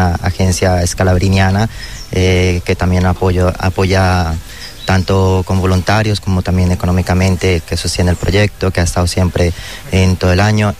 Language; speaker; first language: Spanish; native; Spanish